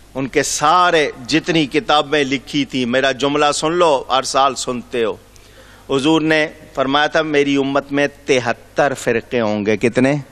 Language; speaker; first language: Urdu; non-native, local second language; Punjabi